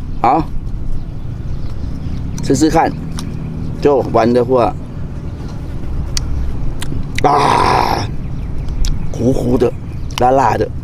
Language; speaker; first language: Chinese; non-native, learner; Thai